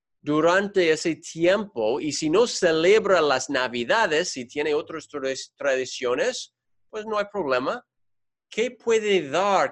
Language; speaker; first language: Spanish; non-native, fluent; English